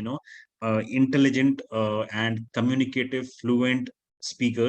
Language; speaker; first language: English; non-native, fluent; Hindi